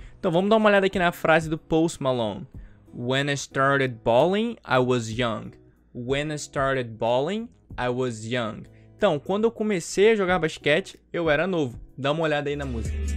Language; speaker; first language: Portuguese; native; Portuguese